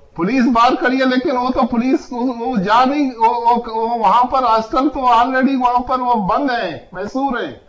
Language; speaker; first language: Urdu; non-native, local second language; Baluchi